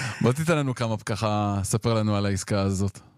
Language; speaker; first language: Hebrew; native; Hebrew